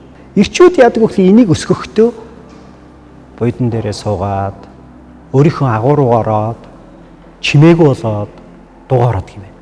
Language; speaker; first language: Mongolian; native; Mongolian